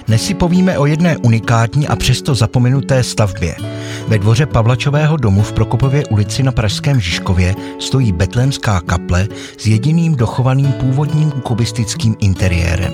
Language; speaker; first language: Czech; native; Czech